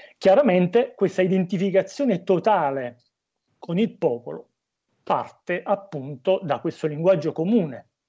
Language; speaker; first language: Italian; native; Italian